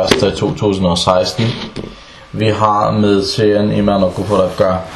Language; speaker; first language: Danish; early bilingual, other home language; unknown